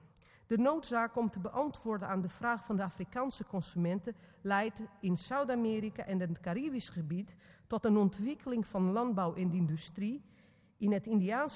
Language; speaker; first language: Dutch; non-native, fluent; Portuguese